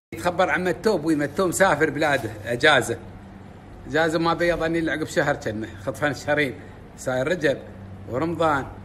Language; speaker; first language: Arabic; native; Arabic